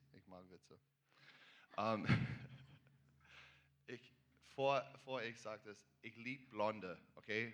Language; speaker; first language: German; non-native, learner; English